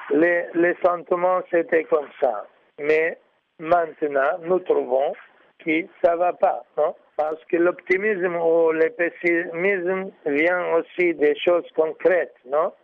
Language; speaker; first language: French; non-native, learner; Arabic